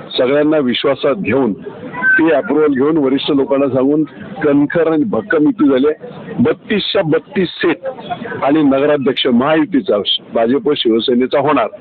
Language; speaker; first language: Marathi; native; Marathi